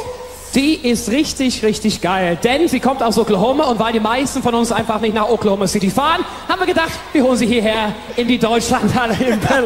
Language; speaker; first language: German; native; German